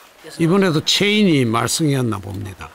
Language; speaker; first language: Korean; native; Korean